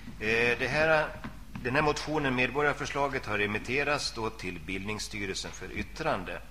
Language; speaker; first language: Swedish; native; Swedish